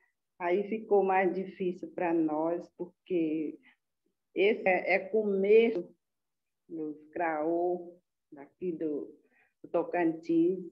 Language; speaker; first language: Portuguese; non-native, local second language; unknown